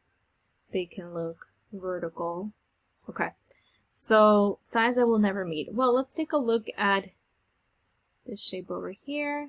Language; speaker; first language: English; native; English